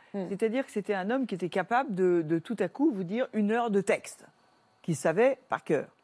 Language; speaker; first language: French; native; French